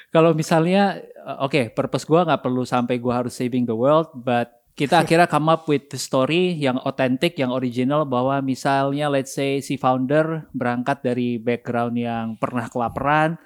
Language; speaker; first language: Indonesian; native; Indonesian